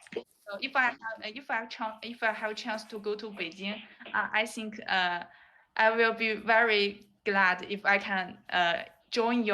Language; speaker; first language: English; non-native, learner; Chinese